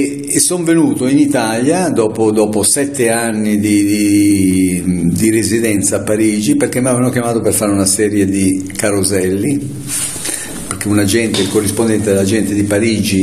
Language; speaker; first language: Italian; native; Italian